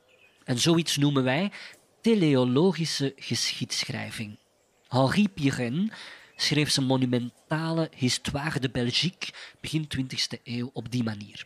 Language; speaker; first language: Dutch; native; Dutch